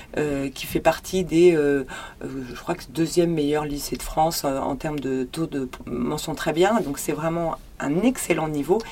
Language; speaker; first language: French; native; French